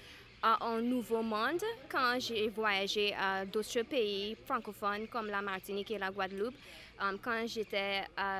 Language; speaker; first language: French; non-native, fluent; English